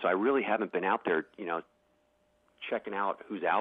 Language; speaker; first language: English; native; English